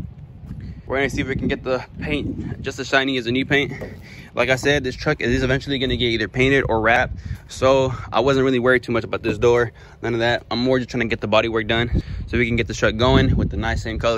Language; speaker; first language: English; native; English